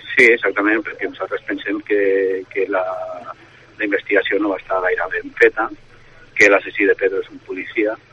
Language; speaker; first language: Catalan; non-native, local second language; Spanish